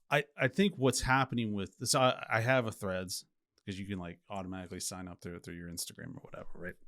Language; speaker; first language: English; native; English